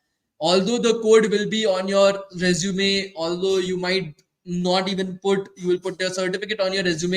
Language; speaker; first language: English; non-native, local second language; Hindi